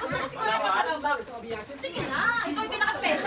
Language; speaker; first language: Filipino; native; Filipino